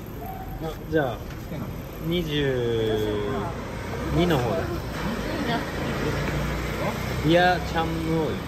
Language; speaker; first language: Japanese; native; Japanese